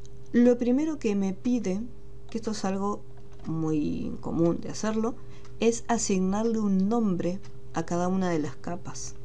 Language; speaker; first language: Spanish; native; Spanish